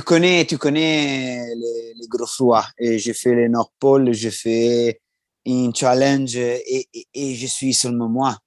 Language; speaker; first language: French; non-native, learner; Italian